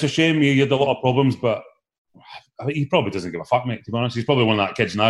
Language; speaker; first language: English; native; English